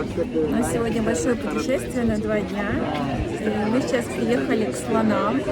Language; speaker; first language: Russian; native; Russian